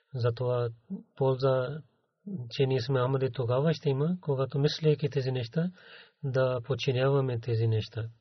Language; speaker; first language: Bulgarian; non-native, learner; Urdu